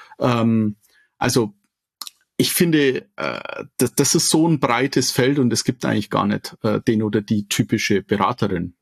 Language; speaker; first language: German; native; German